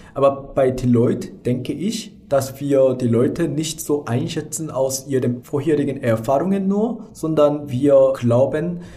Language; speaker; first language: German; non-native, fluent; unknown